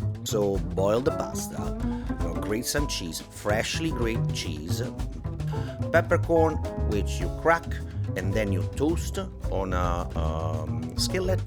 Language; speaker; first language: English; non-native, fluent; Italian